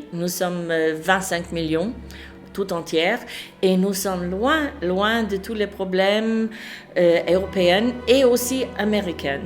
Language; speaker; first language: French; non-native, fluent; English